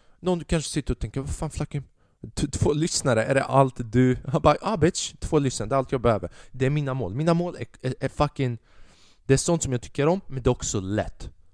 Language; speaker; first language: Swedish; early bilingual, other home language; Albanian